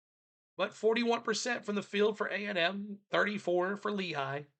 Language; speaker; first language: English; native; English